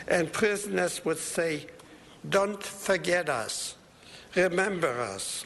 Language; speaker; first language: English; non-native, fluent; Polish